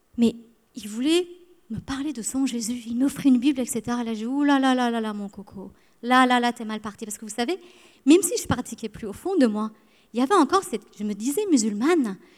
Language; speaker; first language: French; early bilingual, other home language; Persian